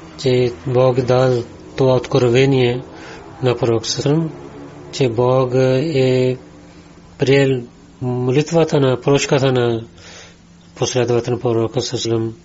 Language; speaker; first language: Bulgarian; non-native, learner; Urdu